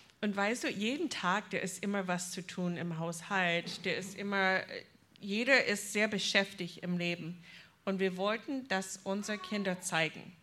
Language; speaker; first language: German; non-native, fluent; English